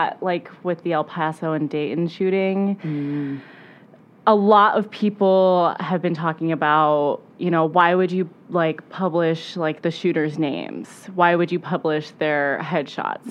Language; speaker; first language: English; native; English